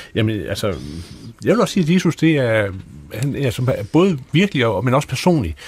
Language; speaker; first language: Danish; native; Danish